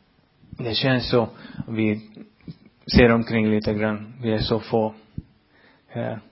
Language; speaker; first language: Swedish; non-native, fluent; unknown